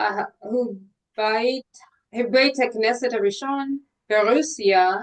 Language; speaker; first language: Hebrew; non-native, learner; English